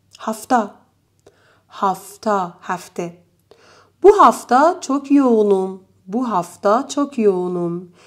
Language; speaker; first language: Turkish; non-native, fluent; Persian